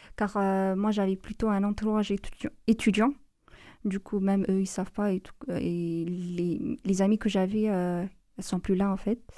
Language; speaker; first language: French; non-native, fluent; Amharic